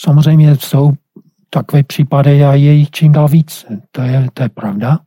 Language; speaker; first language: Czech; non-native, fluent; English